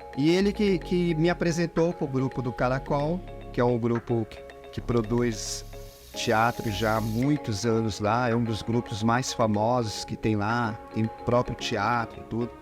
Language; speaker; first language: Portuguese; native; Portuguese